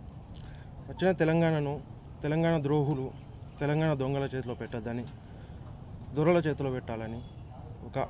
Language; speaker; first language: Telugu; native; Telugu